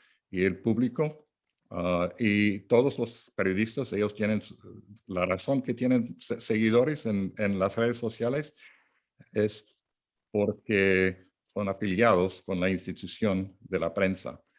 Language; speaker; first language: Spanish; non-native, fluent; English